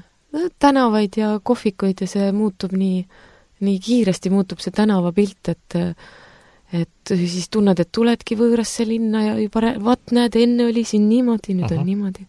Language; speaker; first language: Estonian; native; Estonian